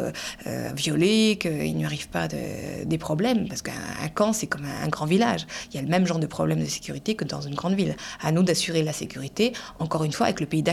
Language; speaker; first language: French; native; French